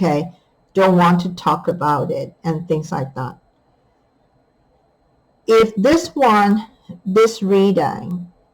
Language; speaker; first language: English; non-native, fluent; Chinese